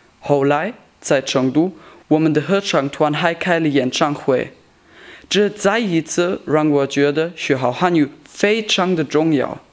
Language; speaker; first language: Chinese; non-native, learner; German